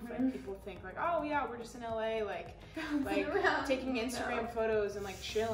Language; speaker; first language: English; native; English